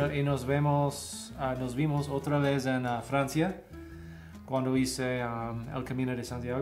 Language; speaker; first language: Spanish; non-native, fluent; English